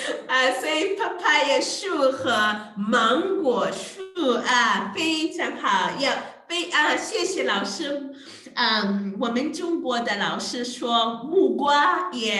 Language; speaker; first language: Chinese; non-native, fluent; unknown